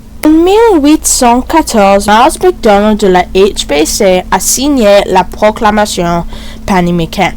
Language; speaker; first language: French; non-native, learner; English